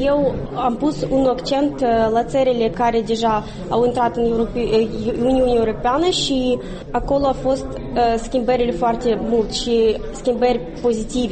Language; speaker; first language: Romanian; non-native, local second language; Gagauz